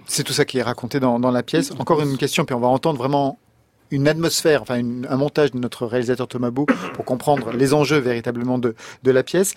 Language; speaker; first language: French; native; French